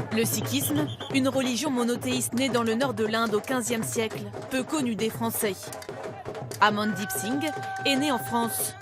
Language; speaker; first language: French; native; French